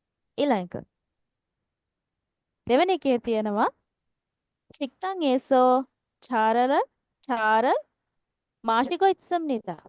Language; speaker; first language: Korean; non-native, fluent; Sinhala